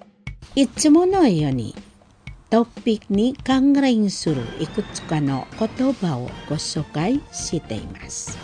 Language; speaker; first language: Japanese; non-native, fluent; Indonesian